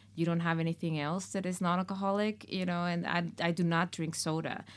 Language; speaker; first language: English; non-native, fluent; Spanish